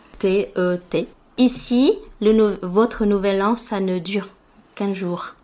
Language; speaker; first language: French; non-native, fluent; Vietnamese